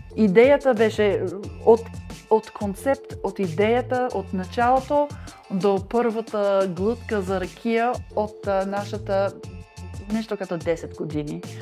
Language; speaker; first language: Bulgarian; non-native, learner; English